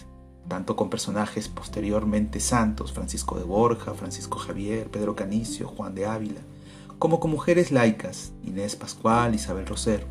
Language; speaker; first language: Spanish; native; Spanish